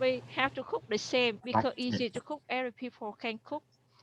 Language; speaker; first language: English; non-native, learner; Vietnamese